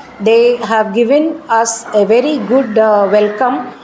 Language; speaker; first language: English; non-native, local second language; Tamil